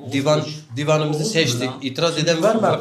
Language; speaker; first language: Turkish; non-native, local second language; Kurdish